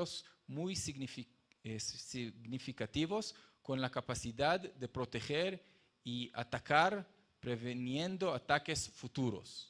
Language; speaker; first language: Spanish; non-native, fluent; Hebrew